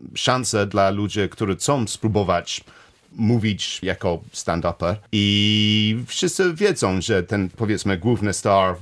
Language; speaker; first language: Polish; non-native, learner; English